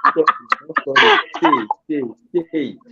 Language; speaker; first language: English; non-native, learner; French